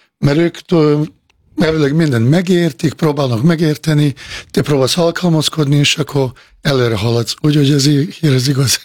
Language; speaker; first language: Hungarian; non-native, fluent; Bosnian